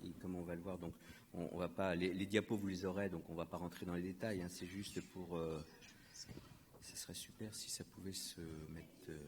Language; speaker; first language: French; native; French